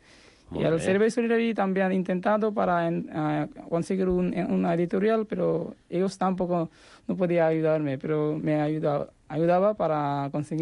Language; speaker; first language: Spanish; non-native, learner; Bangla